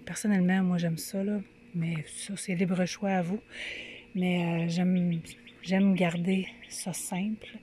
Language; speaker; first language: French; native; French